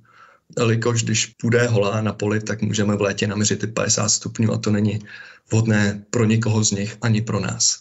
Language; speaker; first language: Czech; native; Czech